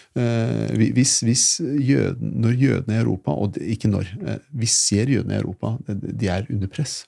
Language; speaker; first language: Norwegian; early bilingual, other home language; Persian